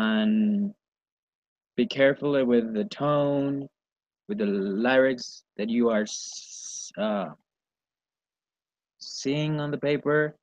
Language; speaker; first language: English; non-native, learner; Spanish